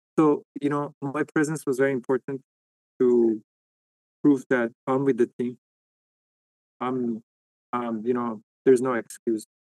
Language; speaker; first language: English; non-native, fluent; Persian